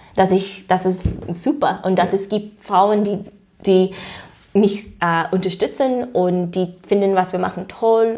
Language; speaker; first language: German; non-native, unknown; English